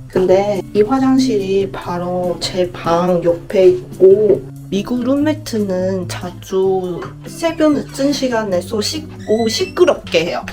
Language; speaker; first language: Korean; non-native, fluent; Chinese